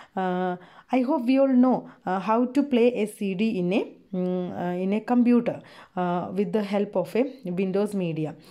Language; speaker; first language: English; non-native, local second language; Malayalam